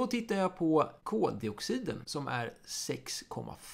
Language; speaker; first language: Swedish; native; Swedish